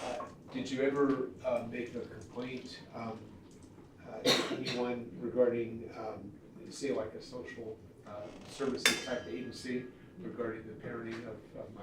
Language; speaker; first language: English; native; English